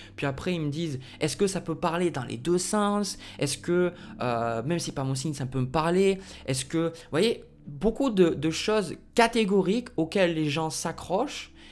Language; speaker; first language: French; native; French